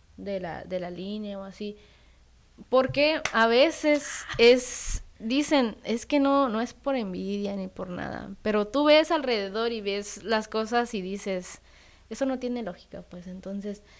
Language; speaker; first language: Spanish; native; Spanish